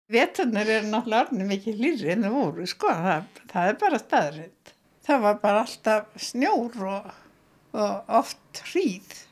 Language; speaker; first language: Icelandic; native; Icelandic